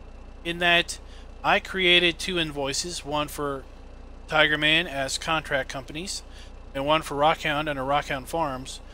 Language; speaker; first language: English; native; English